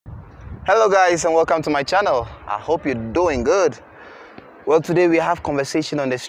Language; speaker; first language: English; non-native, fluent; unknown